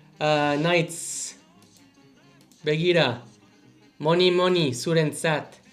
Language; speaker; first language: Basque; non-native, learner; English